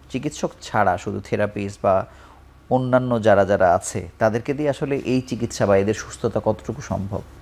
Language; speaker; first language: Bangla; native; Bangla